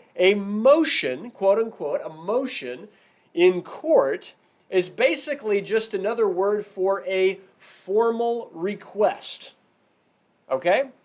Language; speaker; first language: English; native; English